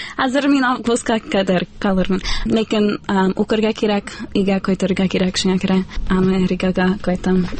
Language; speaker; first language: Tatar; non-native, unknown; Spanish